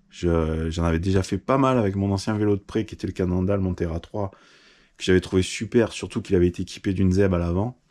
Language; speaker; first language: French; native; French